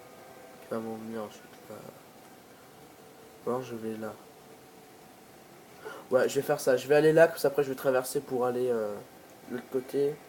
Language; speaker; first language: French; native; French